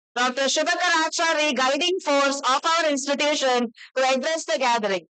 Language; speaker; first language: English; non-native, local second language; Kannada